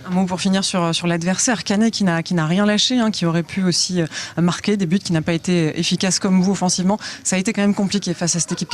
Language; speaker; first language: French; native; French